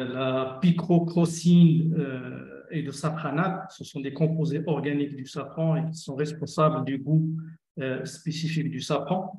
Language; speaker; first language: French; non-native, local second language; Arabic